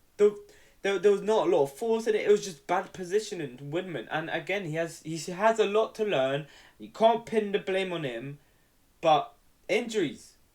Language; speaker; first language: English; native; English